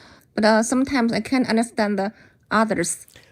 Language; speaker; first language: English; non-native, learner; Chinese